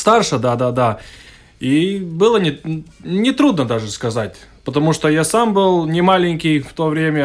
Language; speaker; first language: Russian; non-native, local second language; Latvian